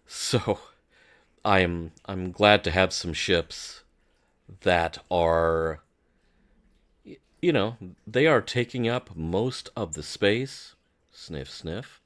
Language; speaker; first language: English; native; English